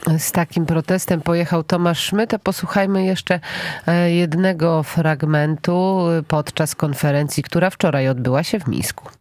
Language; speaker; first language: Polish; native; Polish